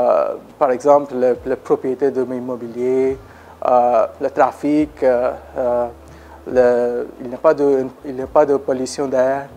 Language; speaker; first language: French; non-native, learner; Bangla